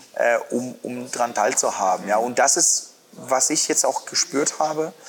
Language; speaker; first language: German; non-native, fluent; Spanish